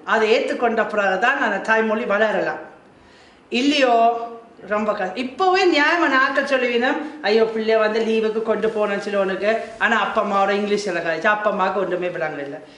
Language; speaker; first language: Tamil; non-native, fluent; German